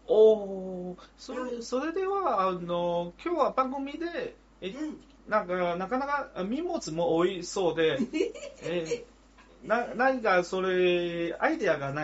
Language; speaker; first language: Japanese; non-native, learner; Chinese